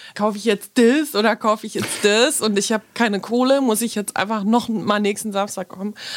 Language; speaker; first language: German; early bilingual, other home language; Polish